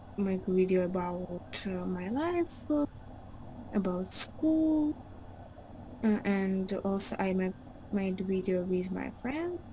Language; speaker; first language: English; non-native, learner; Russian